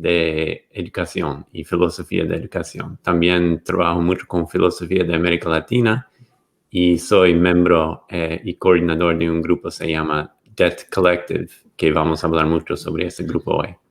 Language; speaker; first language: Spanish; non-native, fluent; English